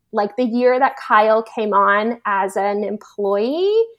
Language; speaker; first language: English; native; English